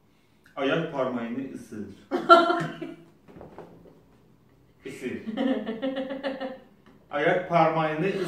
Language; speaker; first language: Turkish; non-native, learner; Azerbaijani